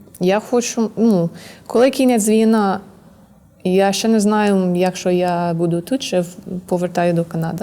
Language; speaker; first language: Ukrainian; non-native, learner; English